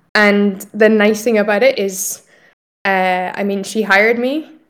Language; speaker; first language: English; native; English